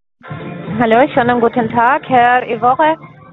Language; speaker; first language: German; non-native, learner; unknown